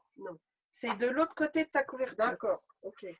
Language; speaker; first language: French; native; French